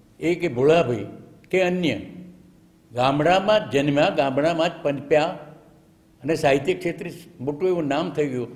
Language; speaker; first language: Gujarati; native; Gujarati